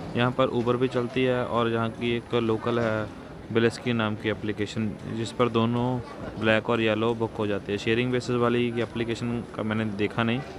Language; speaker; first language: Hindi; non-native, local second language; Punjabi